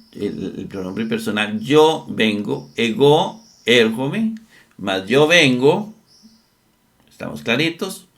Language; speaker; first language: Spanish; native; Spanish